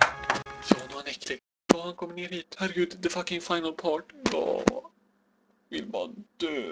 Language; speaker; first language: Swedish; native; Swedish